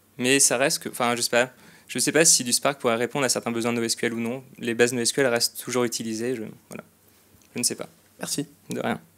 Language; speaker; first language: French; native; French